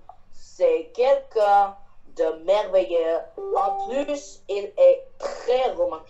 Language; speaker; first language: French; non-native, learner; Chinese